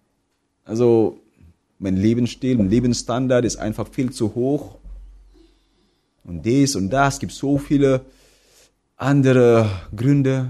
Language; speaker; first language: German; non-native, fluent; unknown